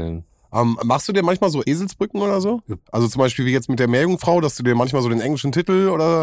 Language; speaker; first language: German; native; German